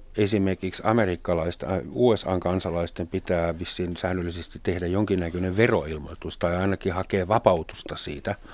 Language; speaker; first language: Finnish; non-native, fluent; German